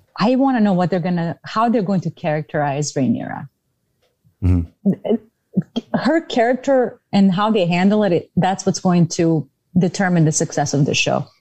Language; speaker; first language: English; non-native, fluent; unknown